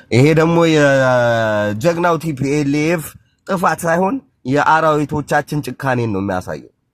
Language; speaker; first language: Amharic; non-native, local second language; Tigrinya